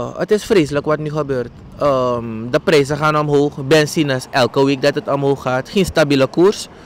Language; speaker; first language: Dutch; native; Dutch